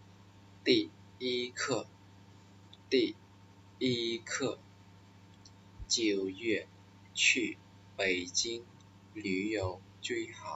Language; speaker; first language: Chinese; non-native, fluent; Khmer